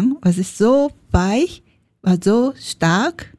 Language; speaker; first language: German; non-native, learner; Japanese